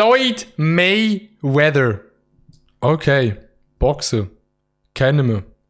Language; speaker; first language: German; native; German